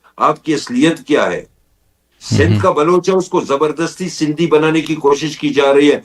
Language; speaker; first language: Urdu; non-native, local second language; Baluchi